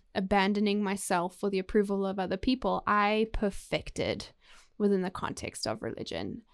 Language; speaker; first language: English; native; English